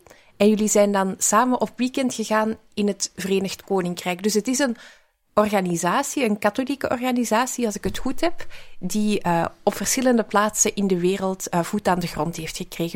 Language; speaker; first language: Dutch; native; Dutch